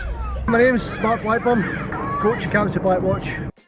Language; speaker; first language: English; native; English